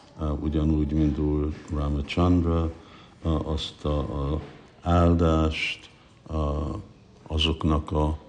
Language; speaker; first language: Hungarian; early bilingual, heritage; Hungarian